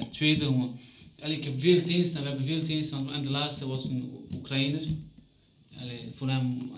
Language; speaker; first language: Dutch; non-native, fluent; Chechen